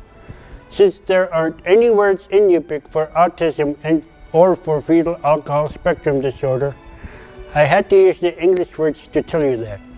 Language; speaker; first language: English; non-native, fluent; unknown